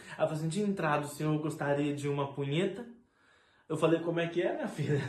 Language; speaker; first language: Portuguese; native; Portuguese